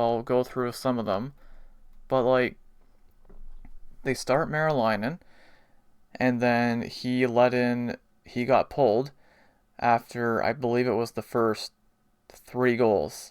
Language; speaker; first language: English; native; English